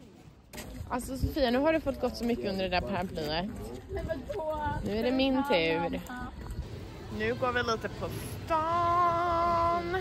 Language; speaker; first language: Swedish; native; Swedish